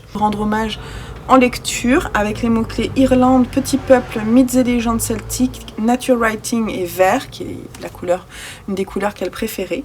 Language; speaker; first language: French; native; French